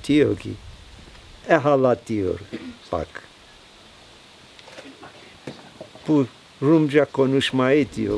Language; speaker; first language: Turkish; non-native, local second language; Greek